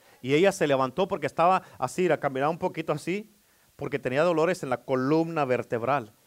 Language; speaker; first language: Spanish; native; Spanish